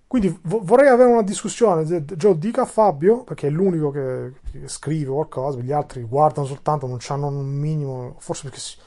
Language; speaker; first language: Italian; non-native, fluent; Albanian